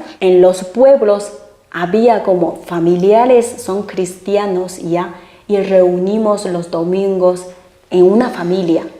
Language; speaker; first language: Spanish; non-native, fluent; Chinese